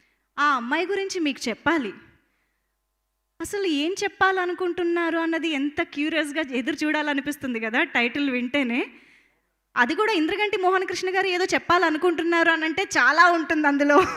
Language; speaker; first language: Telugu; native; Telugu